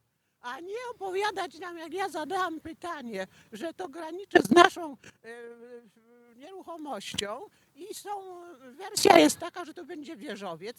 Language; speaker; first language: Polish; native; Polish